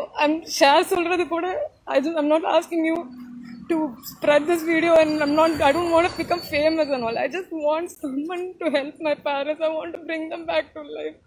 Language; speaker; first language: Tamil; non-native, local second language; Malayalam